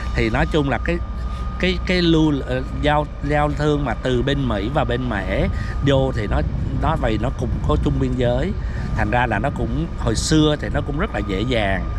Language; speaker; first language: Vietnamese; native; Vietnamese